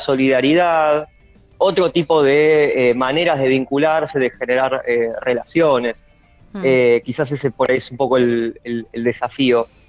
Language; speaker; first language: Spanish; native; Spanish